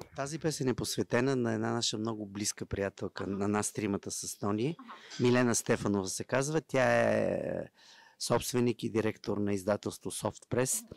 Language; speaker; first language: Bulgarian; native; Bulgarian